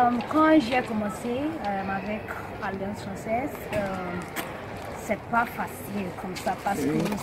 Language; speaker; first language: French; non-native, learner; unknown